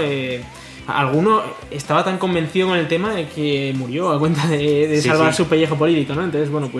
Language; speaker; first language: Spanish; native; Spanish